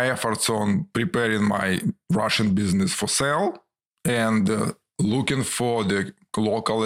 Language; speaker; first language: English; non-native, fluent; Ukrainian